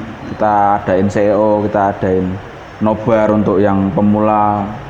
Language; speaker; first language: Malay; non-native, local second language; Javanese